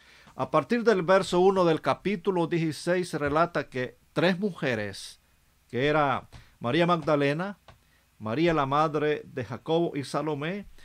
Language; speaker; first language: Spanish; native; Spanish